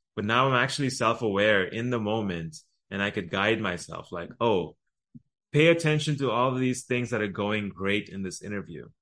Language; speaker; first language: English; early bilingual, other home language; Arabic